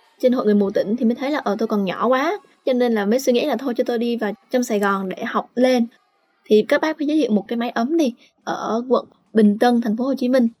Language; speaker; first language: Vietnamese; native; Vietnamese